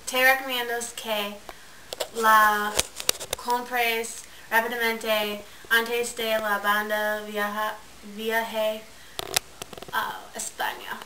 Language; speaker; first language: Spanish; non-native, learner; English